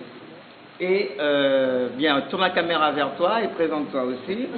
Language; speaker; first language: French; native; French